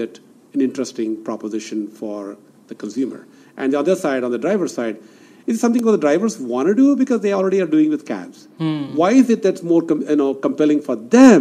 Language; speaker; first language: English; non-native, local second language; Kannada